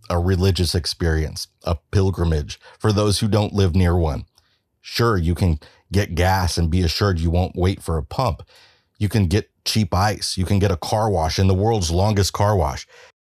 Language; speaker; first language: English; native; English